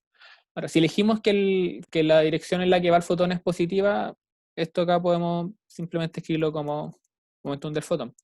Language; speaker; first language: Spanish; native; Spanish